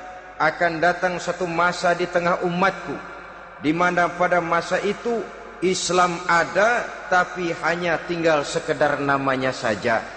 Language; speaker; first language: Indonesian; native; Indonesian